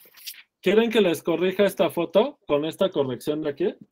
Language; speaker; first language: Spanish; native; Spanish